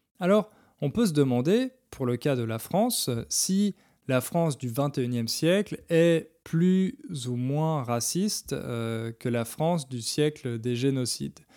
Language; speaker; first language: French; native; French